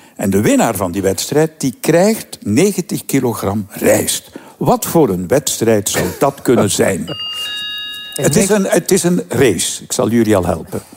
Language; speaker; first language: Dutch; native; Dutch